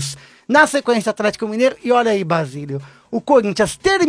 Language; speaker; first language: Portuguese; native; Portuguese